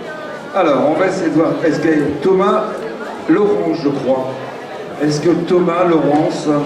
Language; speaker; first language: French; native; French